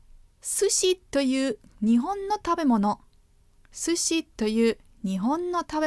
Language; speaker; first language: Japanese; non-native, fluent; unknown